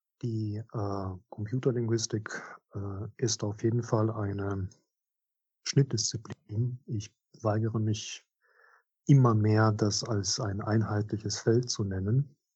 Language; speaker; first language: German; non-native, fluent; Russian